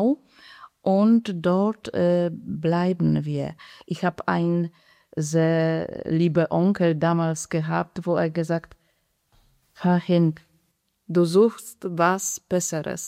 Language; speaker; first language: German; non-native, fluent; Polish